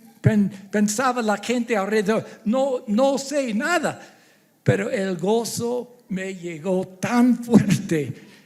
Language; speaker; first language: Spanish; non-native, fluent; English